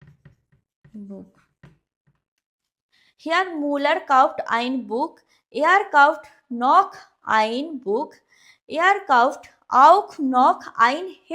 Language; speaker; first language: German; non-native, fluent; Hindi